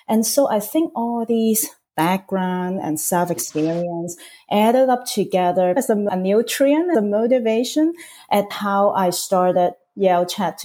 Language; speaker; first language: English; non-native, local second language; Cantonese